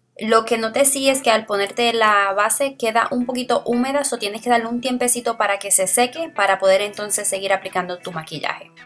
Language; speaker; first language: Spanish; early bilingual, heritage; Spanish